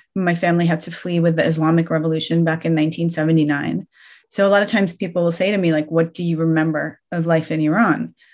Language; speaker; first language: English; early bilingual, other home language; Persian